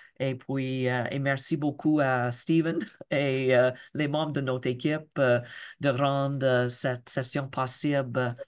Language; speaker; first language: French; non-native, local second language; English